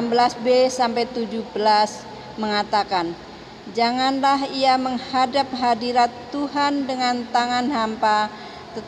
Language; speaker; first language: Indonesian; native; Indonesian